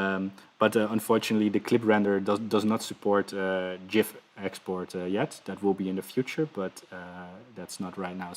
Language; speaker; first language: English; non-native, fluent; Dutch